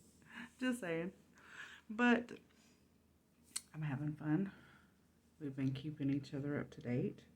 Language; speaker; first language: English; native; English